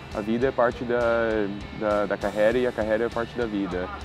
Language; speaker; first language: Portuguese; early bilingual, heritage; Portuguese